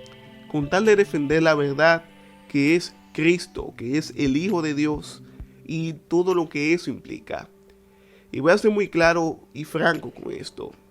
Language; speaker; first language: Spanish; native; Spanish